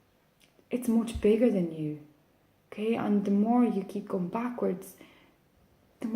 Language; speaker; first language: English; native; English